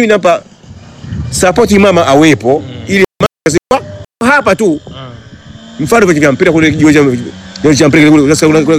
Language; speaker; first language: Swahili; native; Swahili